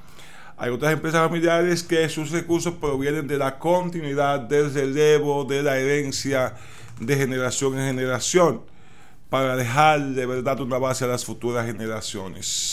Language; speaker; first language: Spanish; native; Spanish